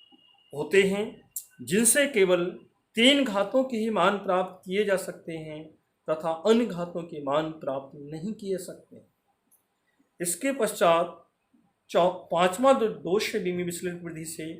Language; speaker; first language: Hindi; native; Hindi